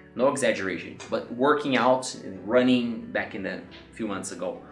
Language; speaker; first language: English; non-native, fluent; Portuguese